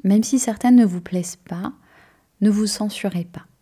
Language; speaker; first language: French; native; French